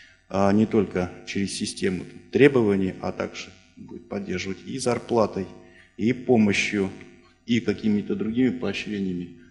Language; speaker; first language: Russian; native; Russian